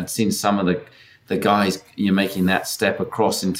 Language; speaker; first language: English; native; English